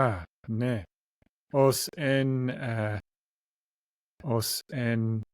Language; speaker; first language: Greek; non-native, learner; English